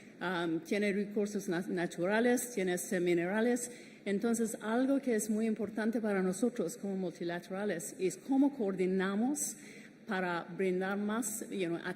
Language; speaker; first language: Spanish; non-native, fluent; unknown